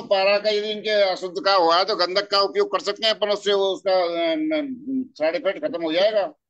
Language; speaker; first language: Hindi; native; Hindi